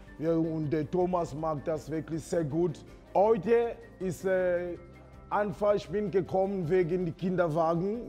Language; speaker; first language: German; non-native, learner; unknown